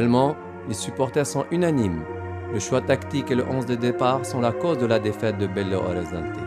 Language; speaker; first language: French; non-native, local second language; Arabic